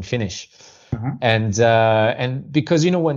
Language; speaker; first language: English; non-native, fluent; French